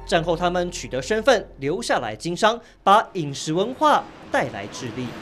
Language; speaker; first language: Chinese; native; Chinese